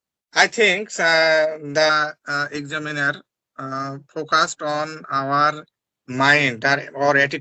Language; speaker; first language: English; non-native, learner; Bangla